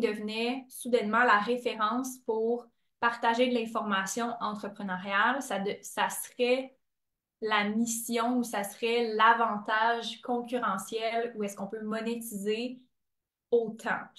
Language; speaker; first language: French; native; French